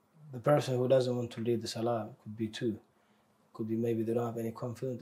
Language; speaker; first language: English; non-native, fluent; Somali